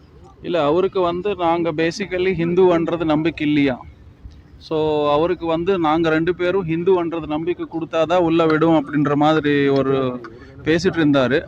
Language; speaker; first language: Tamil; native; Tamil